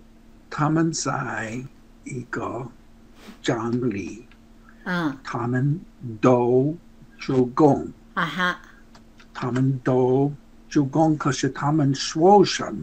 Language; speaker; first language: Chinese; non-native, learner; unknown